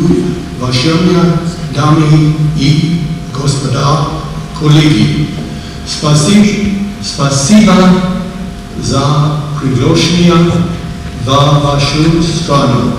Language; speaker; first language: Russian; non-native, learner; English